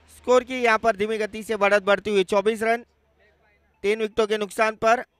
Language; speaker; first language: Hindi; non-native, local second language; Marathi